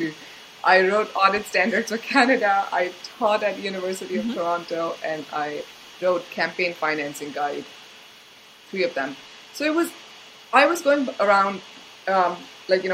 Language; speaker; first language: English; non-native, local second language; Hindi